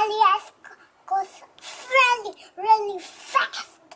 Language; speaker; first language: English; early bilingual, heritage; English